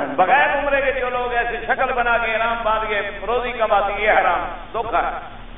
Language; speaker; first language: Urdu; native; Urdu